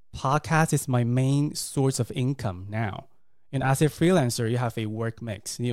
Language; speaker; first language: English; non-native, fluent; Chinese